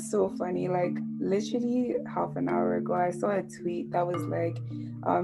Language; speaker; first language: English; non-native, local second language; Akan